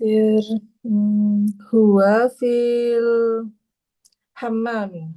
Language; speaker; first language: Arabic; non-native, learner; Indonesian